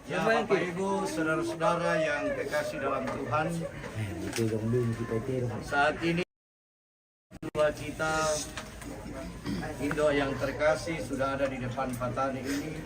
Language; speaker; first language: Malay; non-native, local second language; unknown